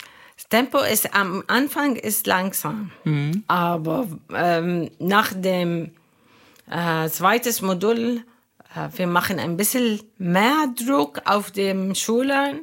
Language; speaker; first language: German; non-native, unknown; Arabic